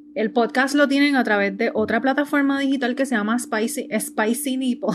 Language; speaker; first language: Spanish; early bilingual, heritage; Spanish